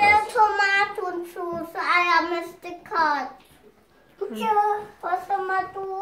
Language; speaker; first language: Romanian; early bilingual, heritage; Romanian